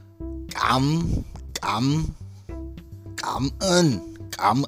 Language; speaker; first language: Vietnamese; non-native, learner; English